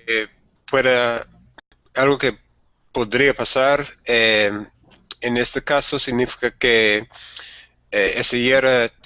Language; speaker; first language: Spanish; non-native, learner; English